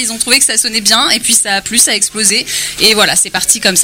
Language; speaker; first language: French; native; French